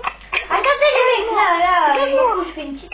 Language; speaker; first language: French; native; French